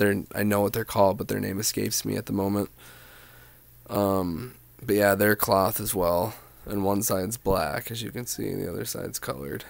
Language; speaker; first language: English; native; English